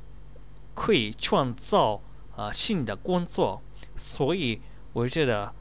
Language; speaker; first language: Chinese; non-native, learner; Japanese